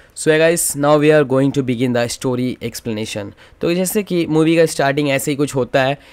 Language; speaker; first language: Hindi; native; Hindi